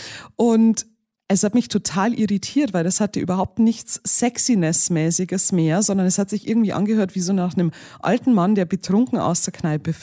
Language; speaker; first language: German; native; German